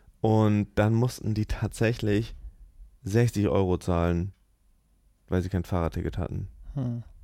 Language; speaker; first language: German; native; German